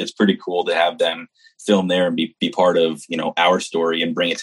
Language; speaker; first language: English; native; English